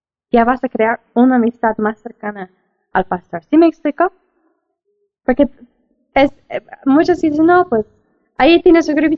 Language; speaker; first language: Spanish; non-native, fluent; English